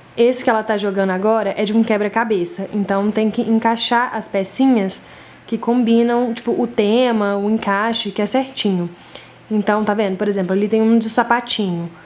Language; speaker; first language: Portuguese; native; Portuguese